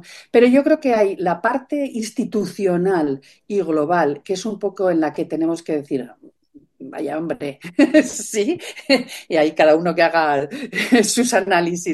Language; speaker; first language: Spanish; native; Spanish